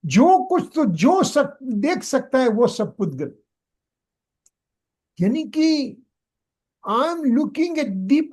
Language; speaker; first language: Hindi; non-native, local second language; Gujarati